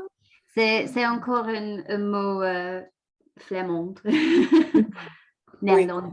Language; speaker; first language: French; non-native, learner; English